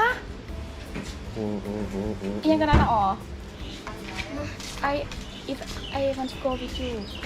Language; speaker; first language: English; non-native, learner; Thai